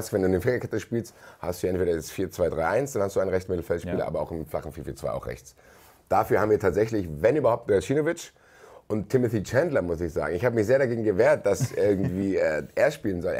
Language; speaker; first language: German; native; German